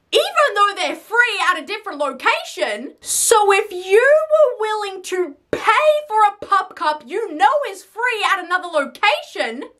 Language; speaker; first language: English; native; English